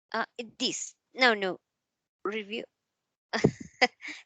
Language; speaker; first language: English; non-native, learner; Spanish